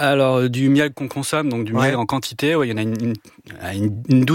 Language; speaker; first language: French; native; French